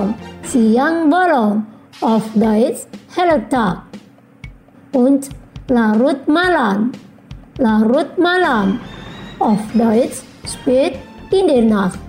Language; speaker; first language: German; non-native, fluent; Indonesian